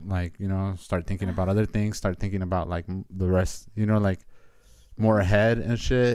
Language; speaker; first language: English; early bilingual, other home language; Spanish